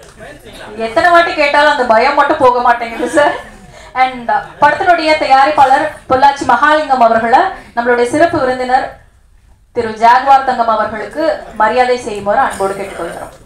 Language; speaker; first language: Tamil; native; Tamil